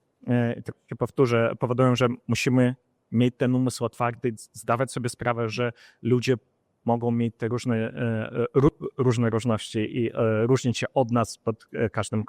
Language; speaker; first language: Polish; non-native, fluent; Ukrainian